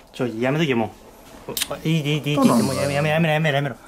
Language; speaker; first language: Japanese; native; Japanese